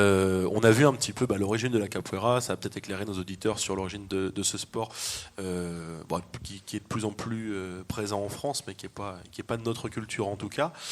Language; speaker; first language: French; native; French